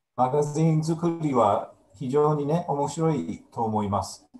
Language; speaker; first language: Japanese; non-native, fluent; English